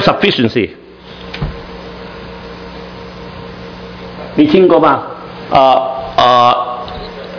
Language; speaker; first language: Chinese; non-native, learner; Cantonese